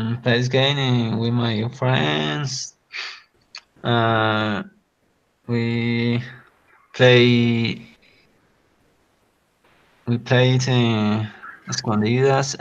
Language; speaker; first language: English; non-native, learner; Spanish